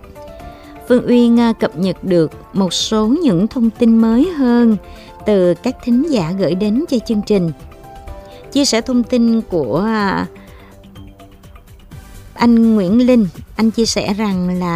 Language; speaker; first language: Vietnamese; native; Vietnamese